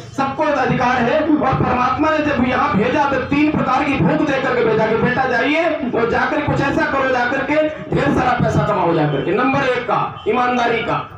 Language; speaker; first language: Hindi; native; Hindi